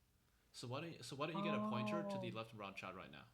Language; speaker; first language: English; native; English